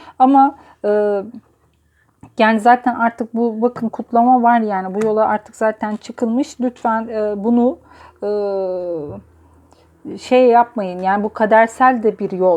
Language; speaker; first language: Turkish; native; Turkish